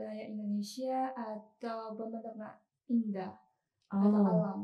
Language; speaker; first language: Indonesian; non-native, learner; Chinese